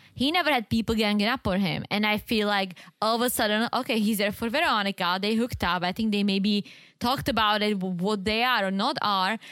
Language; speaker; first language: English; non-native, fluent; Czech